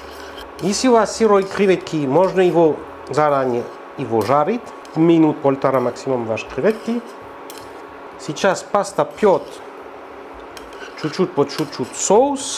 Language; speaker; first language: Russian; non-native, learner; French